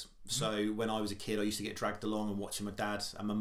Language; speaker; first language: English; native; English